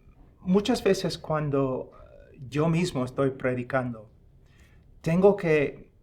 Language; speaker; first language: Spanish; non-native, fluent; English